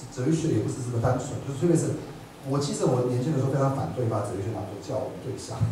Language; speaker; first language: Chinese; non-native, fluent; German